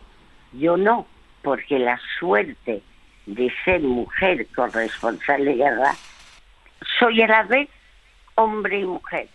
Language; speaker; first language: Spanish; early bilingual, other home language; French